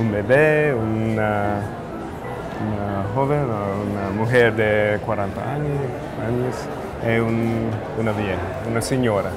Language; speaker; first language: Spanish; non-native, learner; Italian